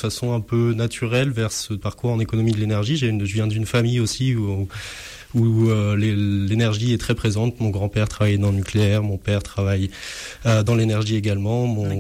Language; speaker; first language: French; native; French